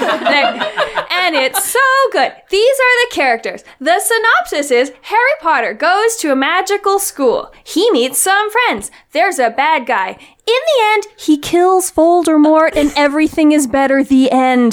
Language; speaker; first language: English; native; English